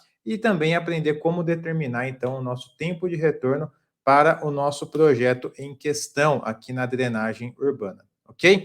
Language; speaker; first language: Portuguese; native; Portuguese